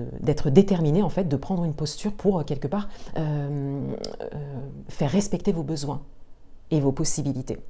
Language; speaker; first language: French; native; French